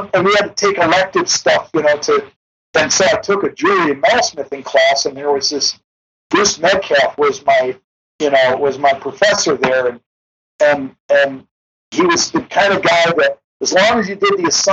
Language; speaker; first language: English; native; English